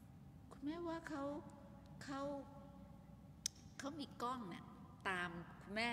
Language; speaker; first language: Thai; native; Thai